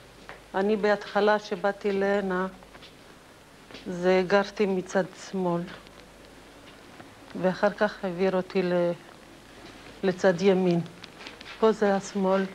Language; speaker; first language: Hebrew; non-native, fluent; Ladino